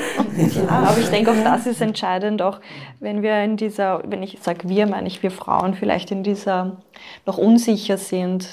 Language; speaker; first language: German; native; German